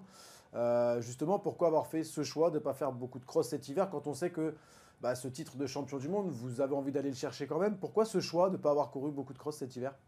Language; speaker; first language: French; native; French